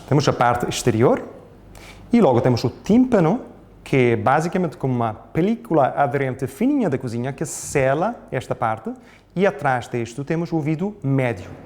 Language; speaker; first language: Portuguese; non-native, fluent; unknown